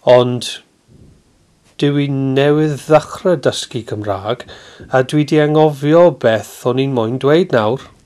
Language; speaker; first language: Welsh; non-native, learner; English